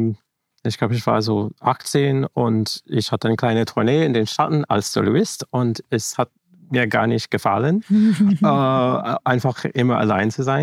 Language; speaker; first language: German; non-native, fluent; English